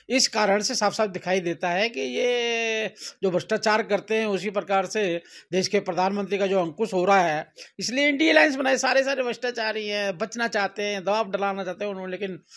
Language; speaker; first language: Hindi; native; Hindi